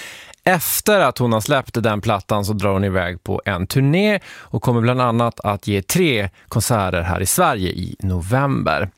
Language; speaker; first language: Swedish; native; Swedish